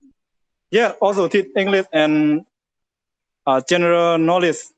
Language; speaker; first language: English; non-native, learner; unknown